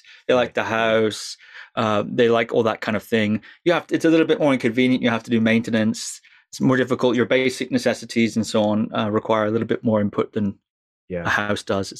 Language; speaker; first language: English; native; English